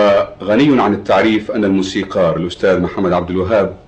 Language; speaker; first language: Arabic; native; Arabic